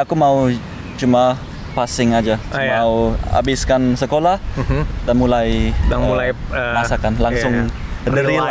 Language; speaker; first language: Indonesian; early bilingual, heritage; Indonesian